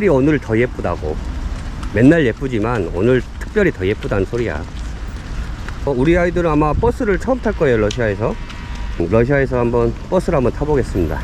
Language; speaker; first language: Korean; native; Korean